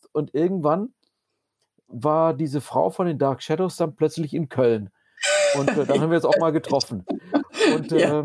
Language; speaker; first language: German; native; German